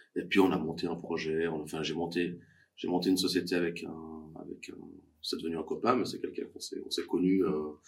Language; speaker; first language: French; native; French